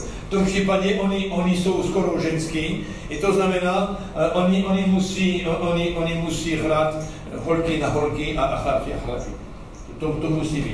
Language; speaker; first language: Czech; non-native, learner; French